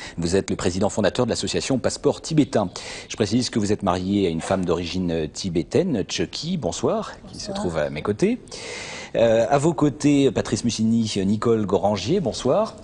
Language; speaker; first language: French; native; French